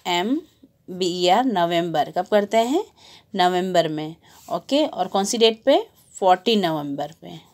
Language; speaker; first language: Hindi; non-native, local second language; Gujarati